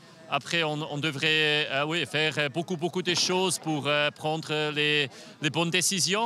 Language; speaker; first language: French; non-native, local second language; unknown